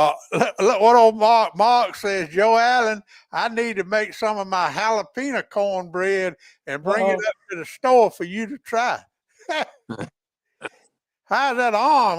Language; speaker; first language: English; native; English